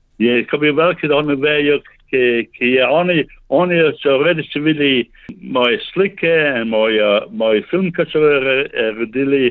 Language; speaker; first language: Slovenian; early bilingual, heritage; Slovenian